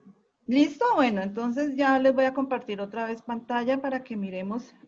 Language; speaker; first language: Spanish; native; Spanish